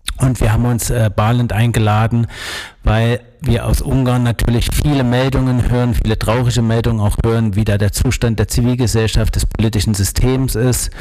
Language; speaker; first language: German; native; German